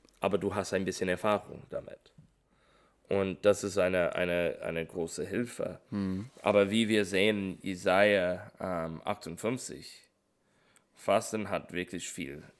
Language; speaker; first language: German; non-native, fluent; English